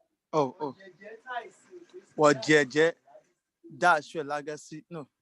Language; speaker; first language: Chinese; non-native, learner; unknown